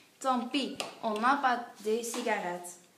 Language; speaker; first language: French; non-native, learner; Dutch